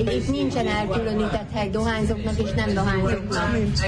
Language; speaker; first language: Hungarian; native; Hungarian